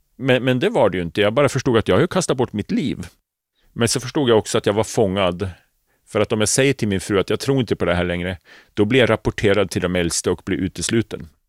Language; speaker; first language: Swedish; native; Swedish